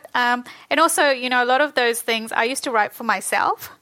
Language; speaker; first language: English; native; English